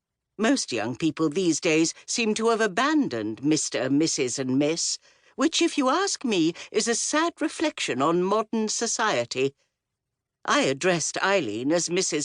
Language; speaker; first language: English; native; English